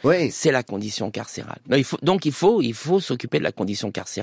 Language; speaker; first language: French; native; French